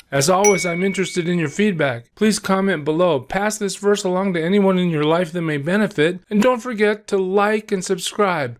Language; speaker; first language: English; native; English